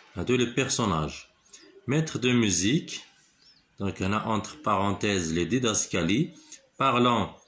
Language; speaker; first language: French; non-native, local second language; Arabic